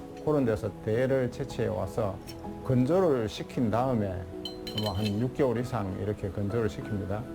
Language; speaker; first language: Korean; native; Korean